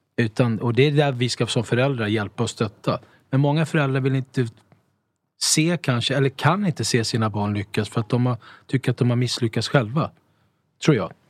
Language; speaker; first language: Swedish; early bilingual, other home language; Italian